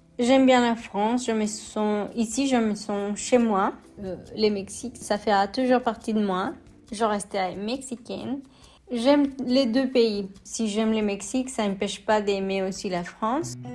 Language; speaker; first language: French; non-native, fluent; Spanish